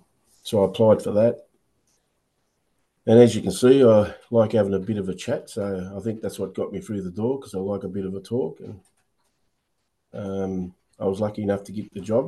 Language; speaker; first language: English; native; English